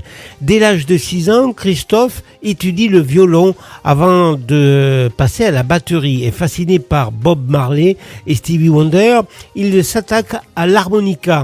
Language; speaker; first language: French; native; French